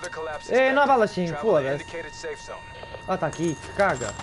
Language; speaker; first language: Portuguese; native; Portuguese